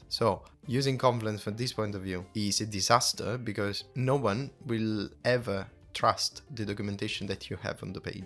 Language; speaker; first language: English; non-native, fluent; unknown